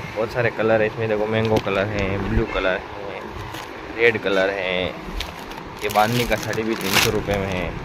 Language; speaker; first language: Hindi; non-native, local second language; Marathi